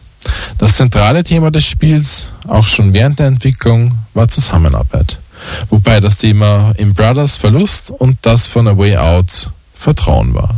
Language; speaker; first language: German; native; German